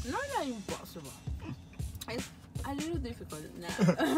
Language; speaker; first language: English; non-native, learner; Spanish